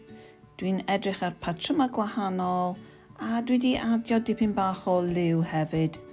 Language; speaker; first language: Welsh; non-native, local second language; English